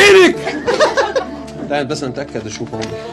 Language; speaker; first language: Arabic; native; Arabic